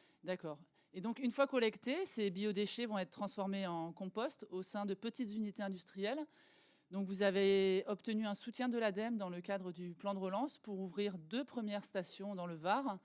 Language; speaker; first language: French; native; French